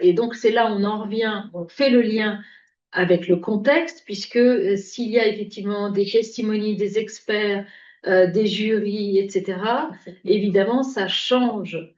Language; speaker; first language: French; native; French